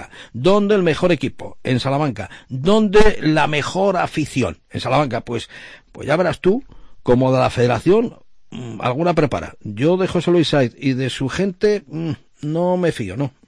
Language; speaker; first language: Spanish; native; Spanish